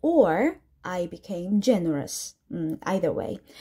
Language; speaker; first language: English; non-native, fluent; Korean